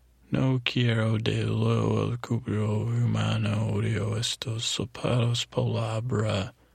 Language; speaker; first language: Spanish; non-native, learner; English